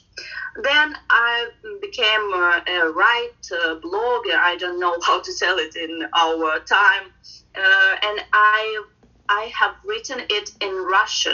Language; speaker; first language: English; non-native, fluent; Ukrainian